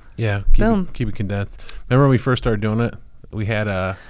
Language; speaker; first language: English; native; English